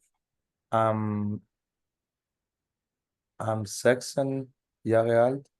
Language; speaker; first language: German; non-native, learner; Spanish